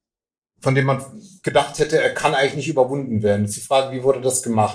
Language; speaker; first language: German; native; German